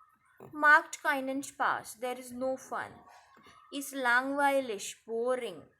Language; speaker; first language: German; non-native, fluent; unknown